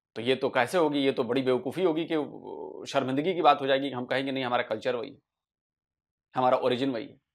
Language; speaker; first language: Hindi; native; Hindi